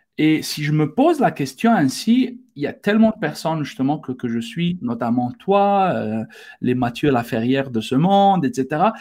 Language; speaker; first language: French; non-native, local second language; Arabic